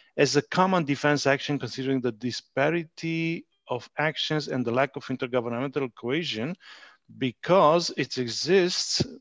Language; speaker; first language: English; non-native, fluent; Romanian